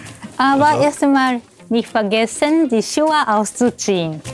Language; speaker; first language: German; non-native, fluent; Japanese